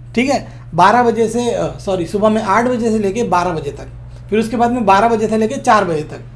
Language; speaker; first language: Hindi; non-native, local second language; Urdu